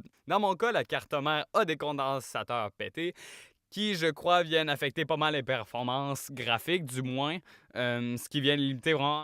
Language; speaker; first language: French; native; French